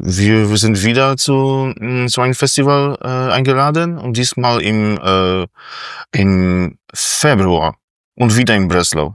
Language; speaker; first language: German; non-native, fluent; Polish